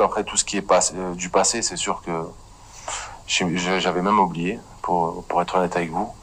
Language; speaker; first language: French; native; French